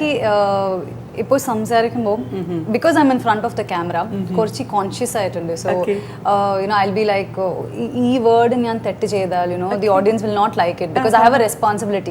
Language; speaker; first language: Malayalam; non-native, learner; Kannada